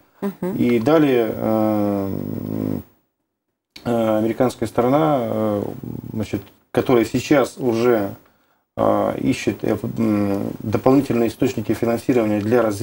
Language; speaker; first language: Russian; native; Russian